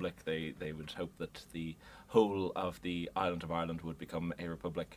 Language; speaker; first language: English; native; English